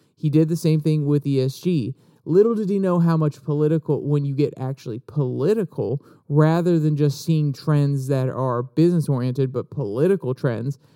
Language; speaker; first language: English; native; English